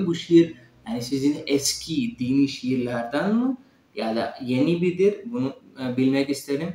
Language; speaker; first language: Turkish; non-native, learner; Urdu